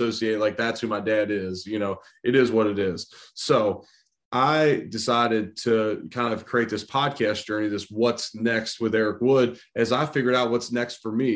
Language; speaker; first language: English; native; English